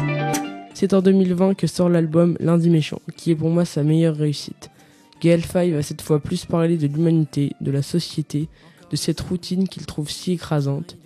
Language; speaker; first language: French; native; French